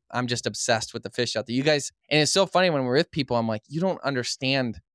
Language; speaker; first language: English; native; English